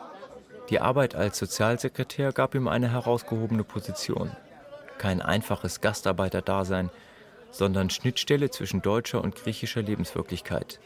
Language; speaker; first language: German; native; German